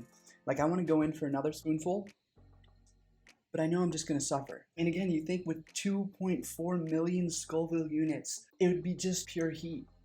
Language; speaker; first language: English; native; English